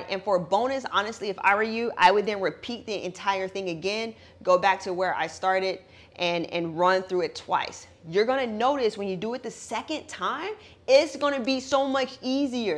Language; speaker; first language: English; native; English